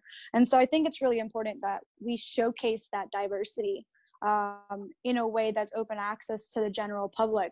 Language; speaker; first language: English; early bilingual, other home language; Spanish